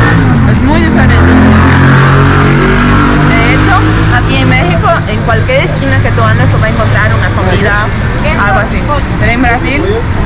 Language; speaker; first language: Spanish; non-native, fluent; Portuguese